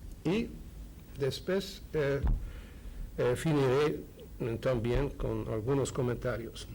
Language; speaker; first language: Spanish; non-native, fluent; Hungarian